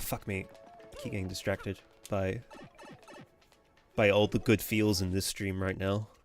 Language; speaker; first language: English; native; English